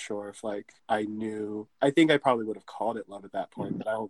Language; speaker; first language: English; native; English